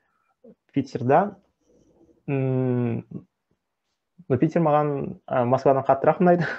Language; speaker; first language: Kazakh; non-native, local second language; Russian